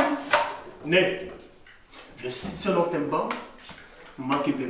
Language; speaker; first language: German; non-native, fluent; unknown